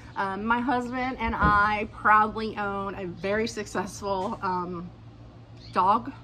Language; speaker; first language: English; native; English